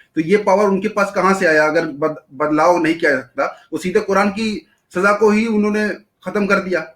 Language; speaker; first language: Hindi; native; Hindi